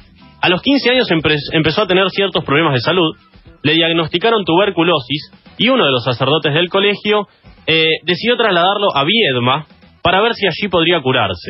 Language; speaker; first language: Spanish; native; Spanish